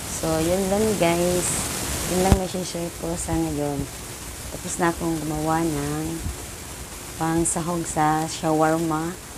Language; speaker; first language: Filipino; non-native, local second language; Cebuano